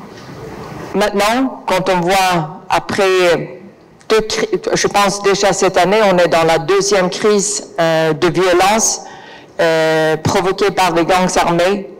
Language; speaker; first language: French; non-native, fluent; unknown